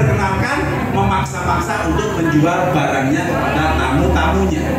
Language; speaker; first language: Indonesian; native; Indonesian